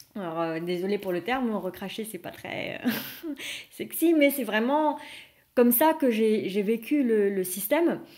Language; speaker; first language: French; non-native, fluent; Vietnamese